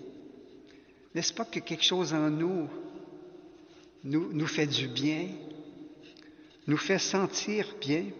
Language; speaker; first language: French; native; French